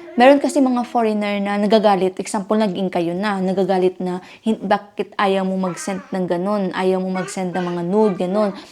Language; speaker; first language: Filipino; native; Filipino